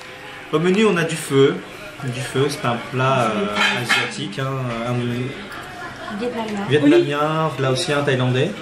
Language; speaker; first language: French; early bilingual, other home language; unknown